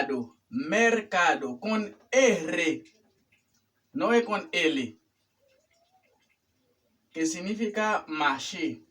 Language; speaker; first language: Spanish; non-native, fluent; Haitian Creole